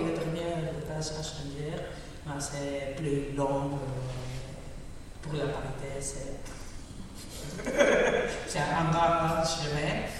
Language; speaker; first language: French; non-native, learner; Spanish